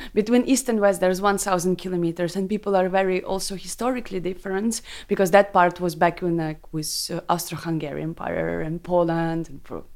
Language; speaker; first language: English; non-native, fluent; Ukrainian